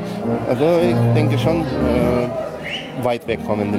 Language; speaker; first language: German; non-native, local second language; Hungarian